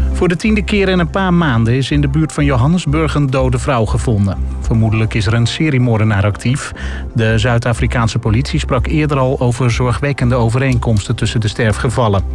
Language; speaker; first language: Dutch; native; Dutch